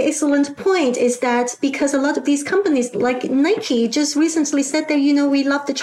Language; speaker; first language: English; non-native, local second language; Cantonese